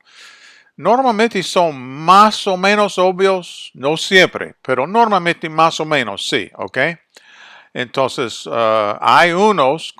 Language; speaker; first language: Spanish; non-native, fluent; English